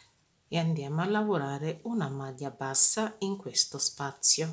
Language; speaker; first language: Italian; non-native, fluent; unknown